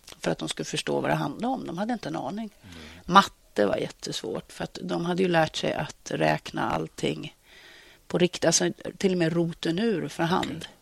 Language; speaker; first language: Swedish; native; Swedish